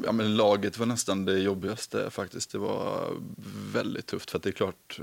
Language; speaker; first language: Swedish; native; Swedish